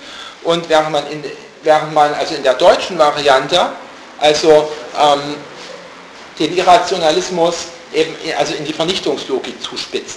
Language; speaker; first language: German; native; German